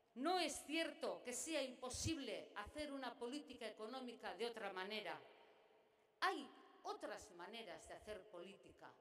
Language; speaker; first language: Spanish; non-native, local second language; Basque